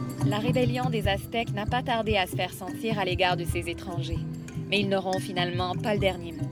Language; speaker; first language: French; native; French